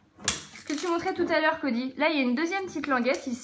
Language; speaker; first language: French; native; French